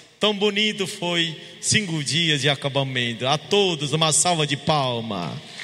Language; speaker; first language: Portuguese; non-native, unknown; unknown